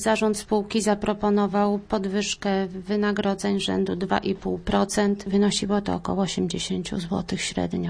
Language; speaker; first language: Polish; native; Polish